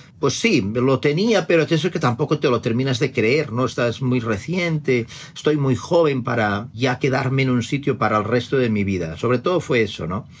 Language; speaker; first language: Spanish; non-native, local second language; Catalan